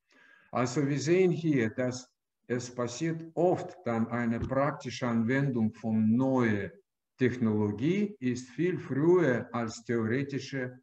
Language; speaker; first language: German; non-native, fluent; Russian